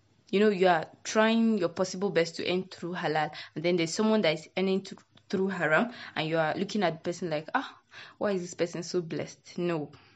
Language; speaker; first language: English; non-native, local second language; Yoruba